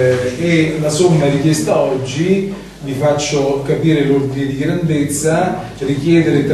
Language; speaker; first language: Italian; native; Italian